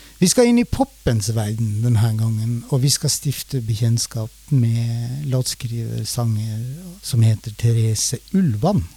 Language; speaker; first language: Norwegian; native; Norwegian